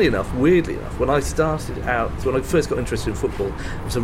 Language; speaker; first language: English; native; English